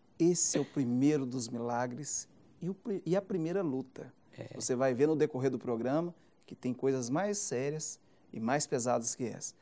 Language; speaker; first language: Portuguese; native; Portuguese